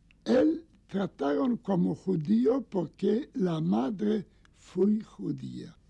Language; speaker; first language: Spanish; non-native, learner; Yiddish